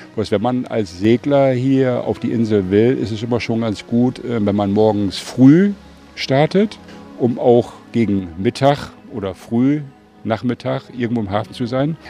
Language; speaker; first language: German; native; German